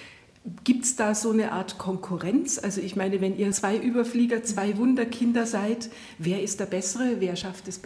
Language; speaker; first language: German; native; German